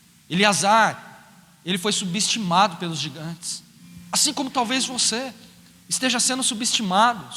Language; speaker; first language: Portuguese; native; Portuguese